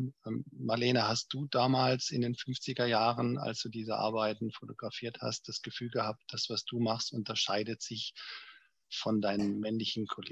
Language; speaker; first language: German; native; German